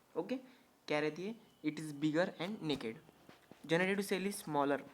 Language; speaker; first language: Hindi; non-native, local second language; Marathi